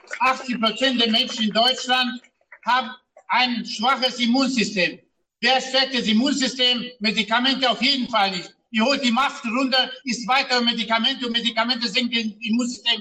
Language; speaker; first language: German; non-native, fluent; Romanian